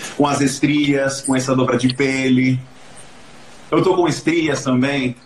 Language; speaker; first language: Portuguese; non-native, fluent; Spanish